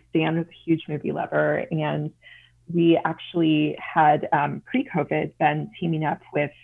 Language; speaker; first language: English; native; English